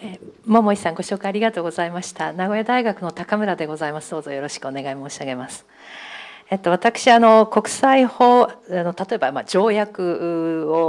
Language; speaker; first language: Japanese; native; Japanese